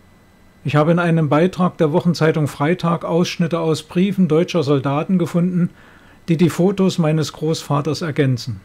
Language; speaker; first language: German; native; German